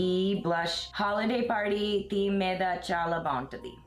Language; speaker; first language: Telugu; early bilingual, heritage; Telugu